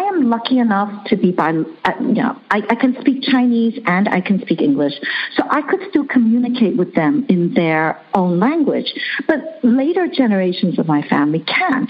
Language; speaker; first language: English; early bilingual, other home language; Chinese